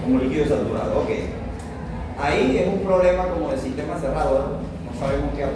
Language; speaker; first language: Spanish; native; Spanish